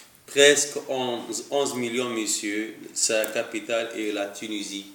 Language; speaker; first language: French; non-native, learner; Arabic